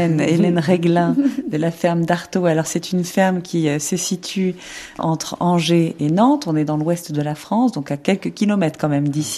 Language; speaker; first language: French; native; French